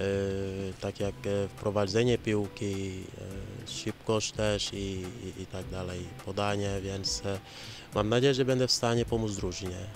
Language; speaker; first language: Polish; non-native, fluent; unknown